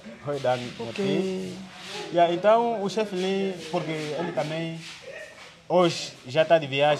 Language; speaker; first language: Portuguese; non-native, learner; Vietnamese